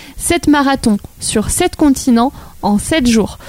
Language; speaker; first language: French; native; French